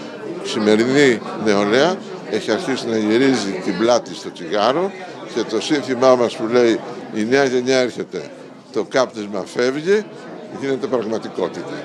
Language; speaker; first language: Greek; native; Greek